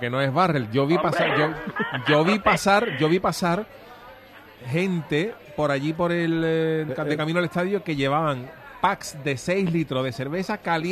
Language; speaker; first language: Spanish; native; Spanish